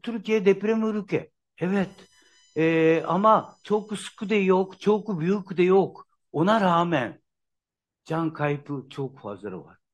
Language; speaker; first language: Turkish; non-native, learner; Japanese